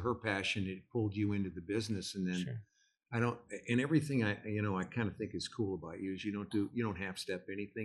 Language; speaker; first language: English; native; English